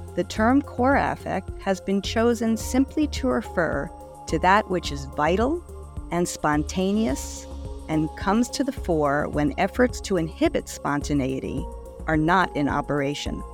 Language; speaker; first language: English; native; English